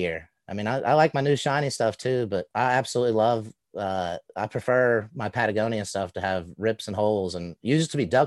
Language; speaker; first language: English; native; English